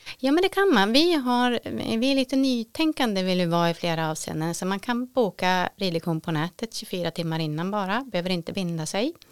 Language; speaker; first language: Swedish; native; Swedish